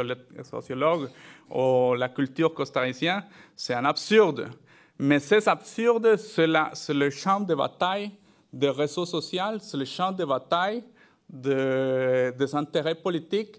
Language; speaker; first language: French; non-native, fluent; Spanish